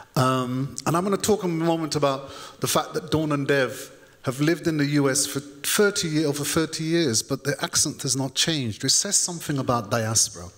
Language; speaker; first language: English; native; English